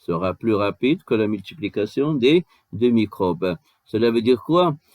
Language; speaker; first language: French; non-native, local second language; Arabic